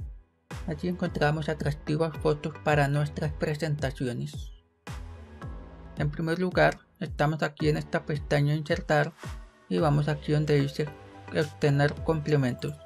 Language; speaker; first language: Spanish; native; Spanish